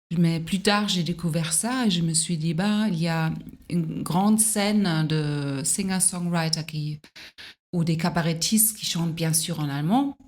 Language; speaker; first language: French; non-native, fluent; German